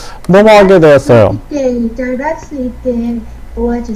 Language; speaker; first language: Korean; non-native, learner; Vietnamese